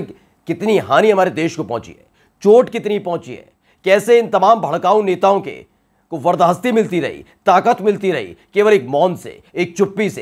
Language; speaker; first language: Hindi; native; Hindi